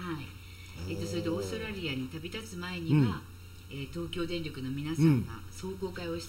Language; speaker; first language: Japanese; native; Japanese